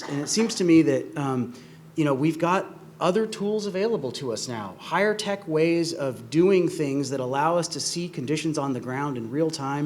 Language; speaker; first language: English; native; English